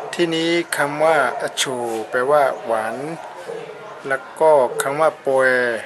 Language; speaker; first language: Thai; non-native, fluent; Burmese